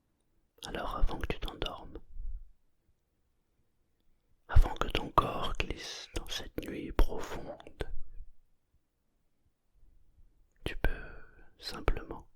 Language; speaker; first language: French; native; French